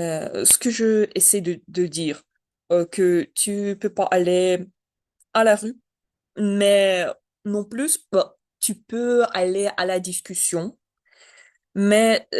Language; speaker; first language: French; non-native, learner; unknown